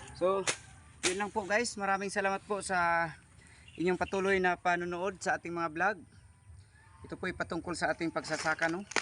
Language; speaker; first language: Filipino; non-native, local second language; Cebuano